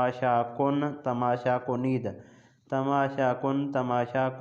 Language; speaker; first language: Persian; non-native, fluent; Urdu